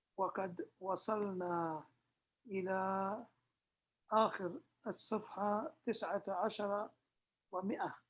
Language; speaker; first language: Arabic; non-native, fluent; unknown